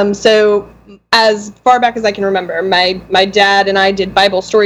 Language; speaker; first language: English; native; English